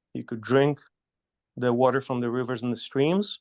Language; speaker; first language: English; non-native, fluent; Polish